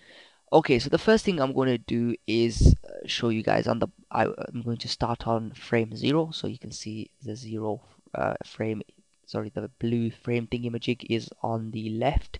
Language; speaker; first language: English; native; English